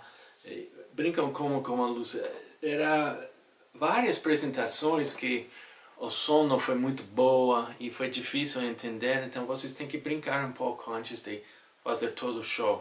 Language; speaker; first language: Portuguese; non-native, fluent; English